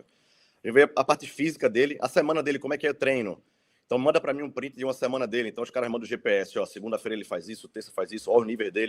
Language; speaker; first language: Portuguese; native; Portuguese